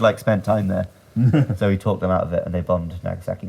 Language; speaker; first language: English; native; English